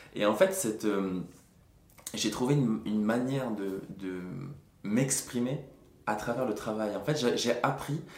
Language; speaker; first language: French; native; French